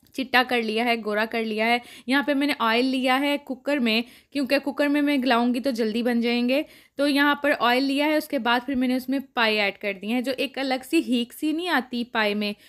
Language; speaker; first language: Urdu; non-native, local second language; Punjabi